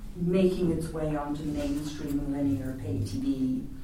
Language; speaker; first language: English; native; English